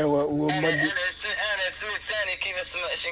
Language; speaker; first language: Arabic; native; Arabic